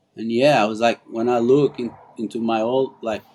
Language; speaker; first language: English; non-native, fluent; Portuguese